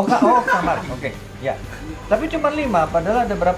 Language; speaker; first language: Indonesian; native; Indonesian